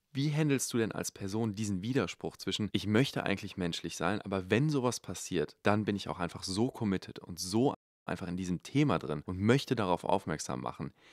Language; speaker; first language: German; native; German